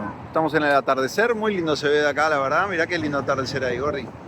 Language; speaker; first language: Spanish; native; Spanish